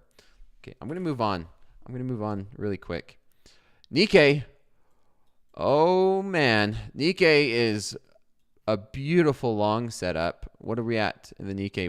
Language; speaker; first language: English; native; English